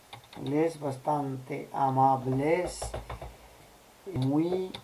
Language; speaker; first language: Spanish; non-native, learner; Arabic